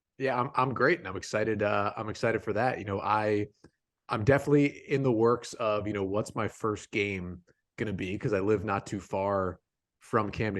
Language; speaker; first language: English; native; English